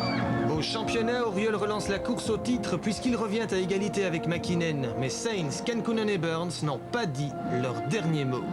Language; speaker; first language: French; native; French